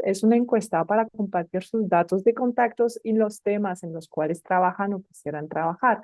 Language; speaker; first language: Spanish; non-native, fluent; French